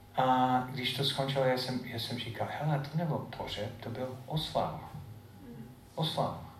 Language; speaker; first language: Czech; non-native, fluent; English